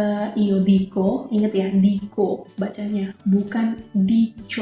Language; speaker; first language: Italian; non-native, fluent; Indonesian